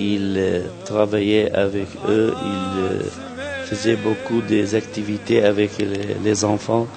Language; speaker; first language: French; non-native, fluent; Arabic